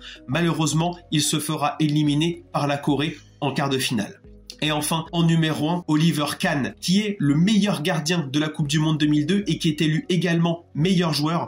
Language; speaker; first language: French; native; French